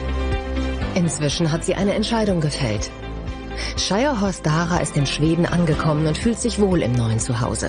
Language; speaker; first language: German; native; German